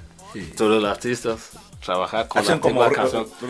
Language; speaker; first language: Spanish; non-native, learner; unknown